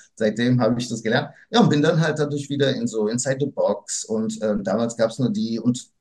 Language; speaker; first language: German; early bilingual, other home language; Portuguese